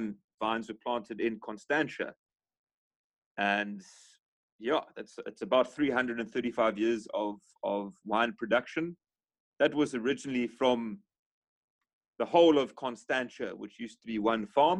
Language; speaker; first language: English; native; English